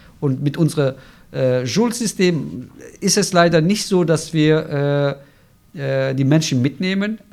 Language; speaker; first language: German; non-native, fluent; Turkish